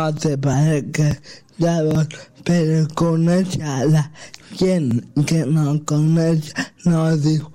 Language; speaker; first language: Catalan; non-native, local second language; Spanish